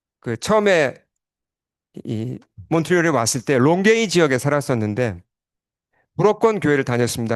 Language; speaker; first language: Korean; native; Korean